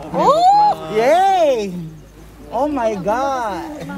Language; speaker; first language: English; non-native, local second language; Filipino